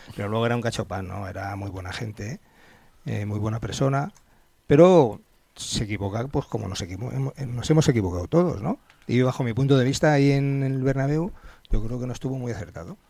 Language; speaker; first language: Spanish; native; Spanish